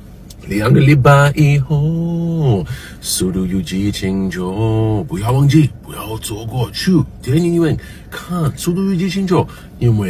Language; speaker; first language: Chinese; non-native, learner; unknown